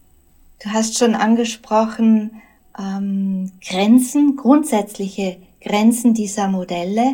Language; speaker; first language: German; native; German